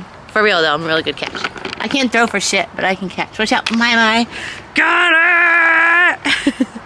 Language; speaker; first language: English; native; English